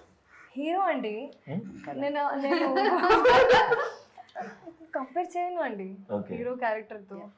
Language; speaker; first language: Telugu; non-native, fluent; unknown